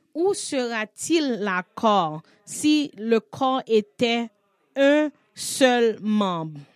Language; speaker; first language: French; non-native, learner; English